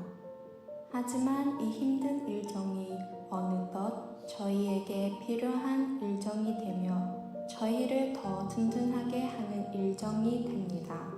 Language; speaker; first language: Korean; non-native, fluent; Khmer